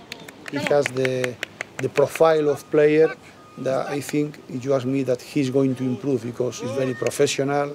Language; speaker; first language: English; non-native, learner; Spanish